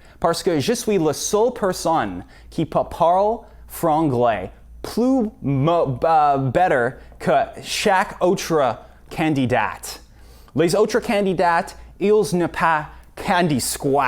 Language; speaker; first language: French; non-native, local second language; English